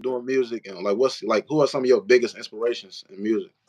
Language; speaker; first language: English; native; English